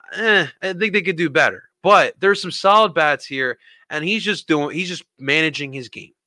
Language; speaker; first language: English; native; English